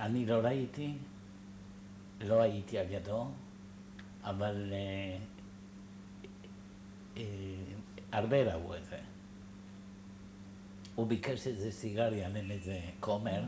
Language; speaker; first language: Hebrew; non-native, fluent; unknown